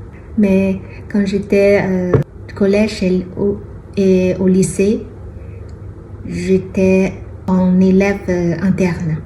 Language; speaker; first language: French; non-native, fluent; Chinese